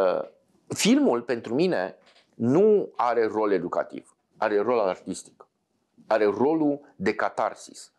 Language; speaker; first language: Romanian; native; Romanian